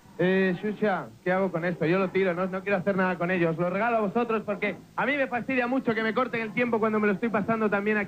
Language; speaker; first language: Spanish; native; Spanish